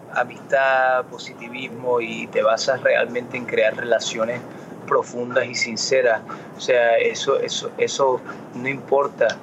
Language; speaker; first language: Spanish; early bilingual, heritage; Spanish